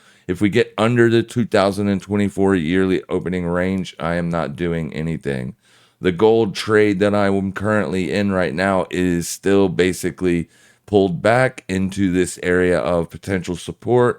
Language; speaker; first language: English; native; English